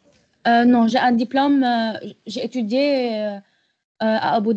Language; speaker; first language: French; non-native, local second language; Arabic